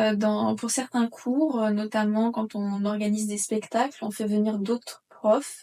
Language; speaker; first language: French; native; French